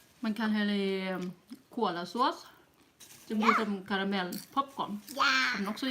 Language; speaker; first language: Swedish; non-native, learner; Thai